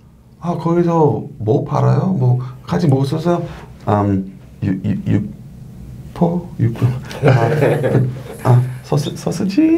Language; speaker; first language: Korean; non-native, learner; English